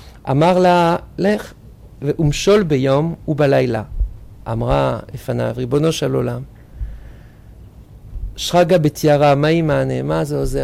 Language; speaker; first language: Hebrew; non-native, fluent; French